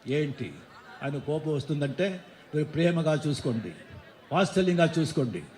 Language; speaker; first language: Telugu; non-native, fluent; Marathi